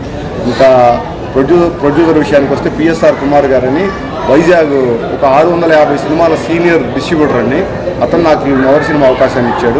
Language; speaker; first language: Telugu; native; Telugu